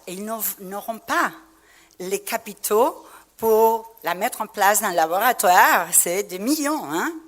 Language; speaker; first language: French; non-native, fluent; Spanish